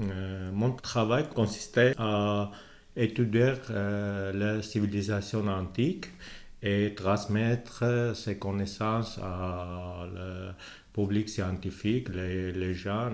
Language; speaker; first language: French; non-native, learner; Armenian